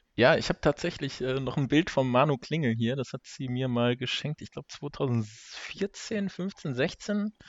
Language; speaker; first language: German; native; German